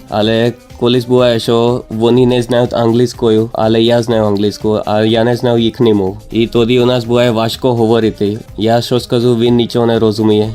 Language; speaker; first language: Ukrainian; non-native, learner; Gujarati